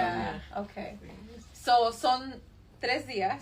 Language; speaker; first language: Spanish; early bilingual, other home language; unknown